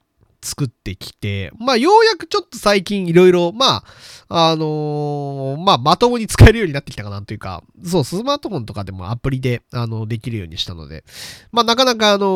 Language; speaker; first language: Japanese; native; Japanese